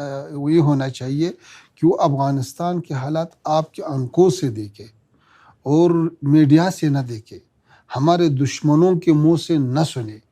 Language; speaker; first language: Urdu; non-native, learner; Pashto